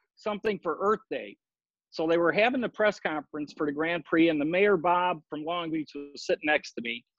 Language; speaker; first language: English; native; English